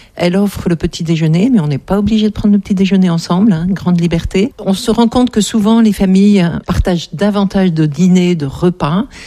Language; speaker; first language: French; native; French